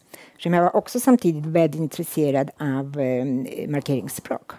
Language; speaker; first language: Swedish; non-native, fluent; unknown